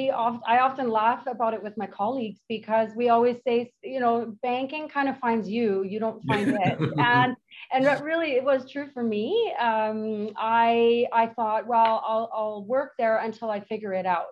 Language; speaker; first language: English; native; English